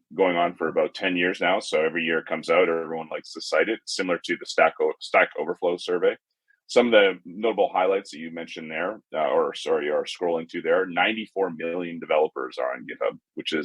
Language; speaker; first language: English; native; English